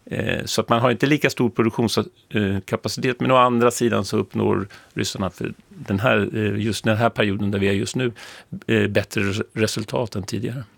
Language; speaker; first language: Swedish; native; Swedish